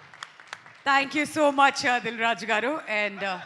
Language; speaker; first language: Telugu; native; Telugu